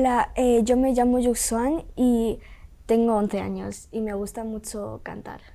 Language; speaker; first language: Spanish; early bilingual, other home language; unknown